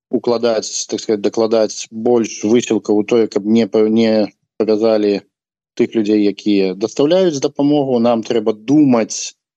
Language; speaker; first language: Belarusian; non-native, local second language; Russian